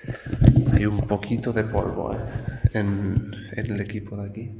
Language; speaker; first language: Spanish; native; Spanish